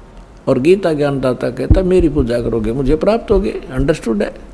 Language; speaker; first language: Hindi; native; Hindi